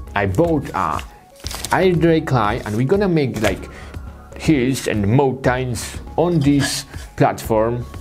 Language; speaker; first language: English; non-native, fluent; Polish